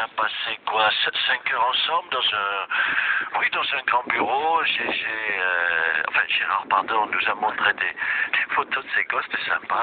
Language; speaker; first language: French; native; French